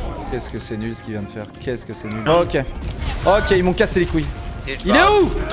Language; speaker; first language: French; native; French